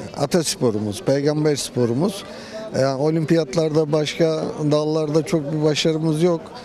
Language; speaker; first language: Turkish; native; Turkish